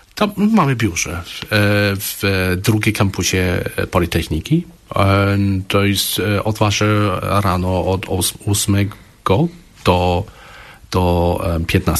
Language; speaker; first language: Polish; non-native, learner; Chinese